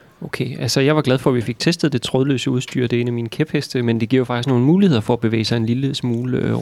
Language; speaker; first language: Danish; native; Danish